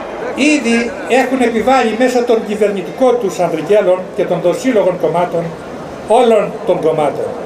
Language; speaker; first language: Greek; native; Greek